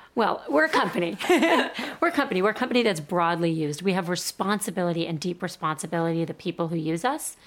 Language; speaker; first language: English; native; English